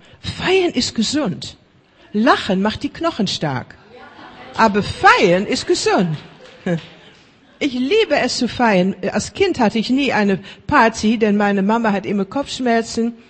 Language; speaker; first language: German; non-native, fluent; Afrikaans